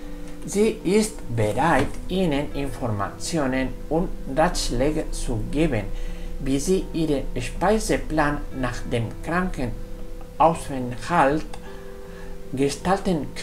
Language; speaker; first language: German; non-native, fluent; Spanish